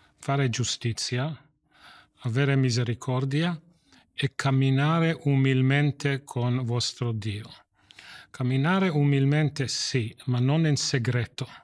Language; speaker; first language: Italian; non-native, fluent; English